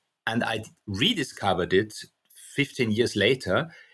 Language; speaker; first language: English; non-native, fluent; German